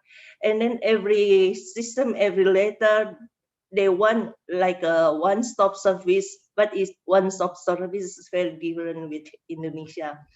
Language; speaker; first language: English; non-native, learner; Indonesian